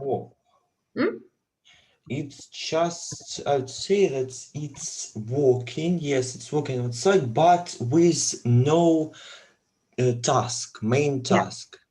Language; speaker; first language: English; non-native, learner; Russian